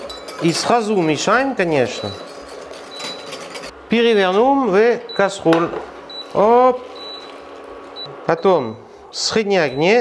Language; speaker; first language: Russian; non-native, learner; French